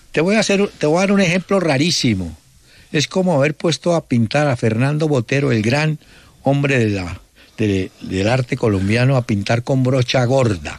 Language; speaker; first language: Spanish; native; Spanish